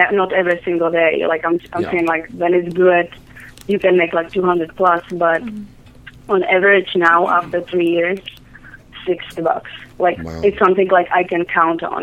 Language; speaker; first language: English; non-native, fluent; Czech